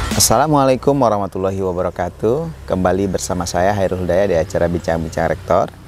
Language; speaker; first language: Indonesian; native; Indonesian